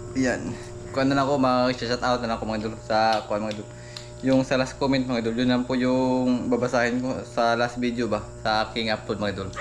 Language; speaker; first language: Filipino; native; Filipino